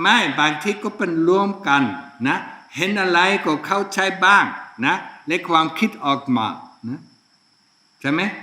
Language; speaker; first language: Thai; non-native, fluent; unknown